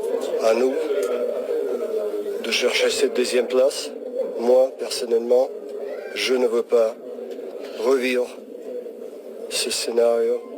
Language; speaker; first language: French; non-native, fluent; Russian